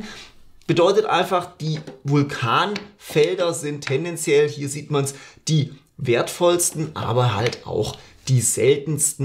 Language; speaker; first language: German; native; German